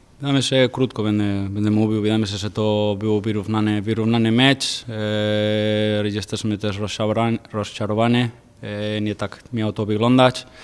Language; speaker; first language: Polish; non-native, fluent; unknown